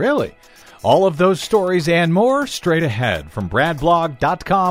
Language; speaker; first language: English; native; English